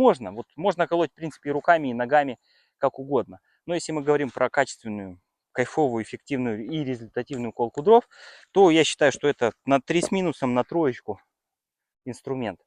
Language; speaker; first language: Russian; native; Russian